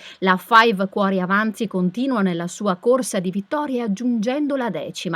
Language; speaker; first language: Italian; native; Italian